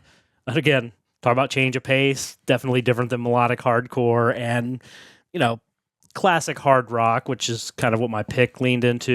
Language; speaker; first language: English; native; English